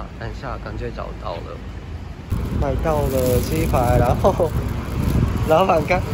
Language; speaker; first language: Chinese; non-native, fluent; Japanese